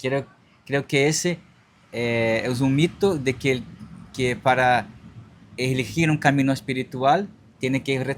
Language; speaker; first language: Spanish; non-native, learner; Portuguese